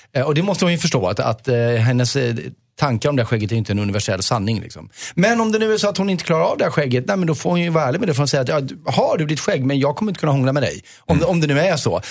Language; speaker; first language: Swedish; native; Swedish